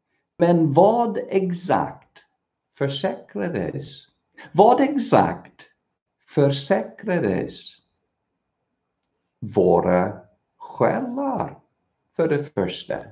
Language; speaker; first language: Swedish; non-native, fluent; English